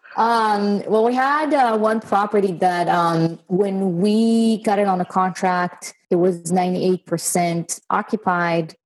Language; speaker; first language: English; non-native, fluent; Hebrew